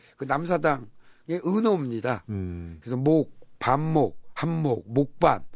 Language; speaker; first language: Korean; native; Korean